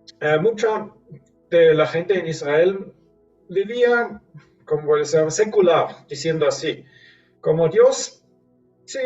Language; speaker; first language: Spanish; non-native, fluent; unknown